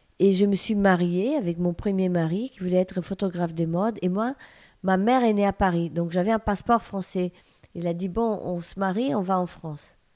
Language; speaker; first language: French; non-native, fluent; Portuguese